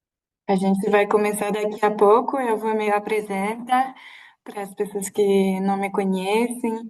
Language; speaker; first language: Portuguese; non-native, fluent; French